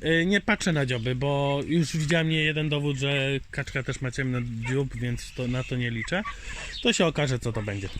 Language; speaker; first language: Polish; native; Polish